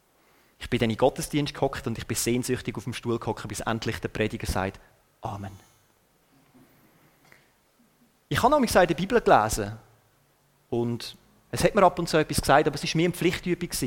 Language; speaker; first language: German; native; German